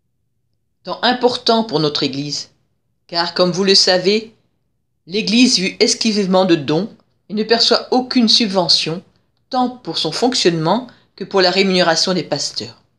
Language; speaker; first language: French; native; French